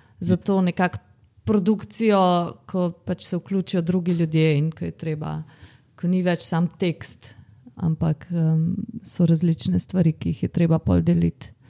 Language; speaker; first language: Slovenian; native; Slovenian